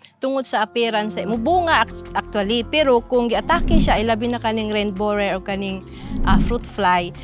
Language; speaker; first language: Cebuano; native; Cebuano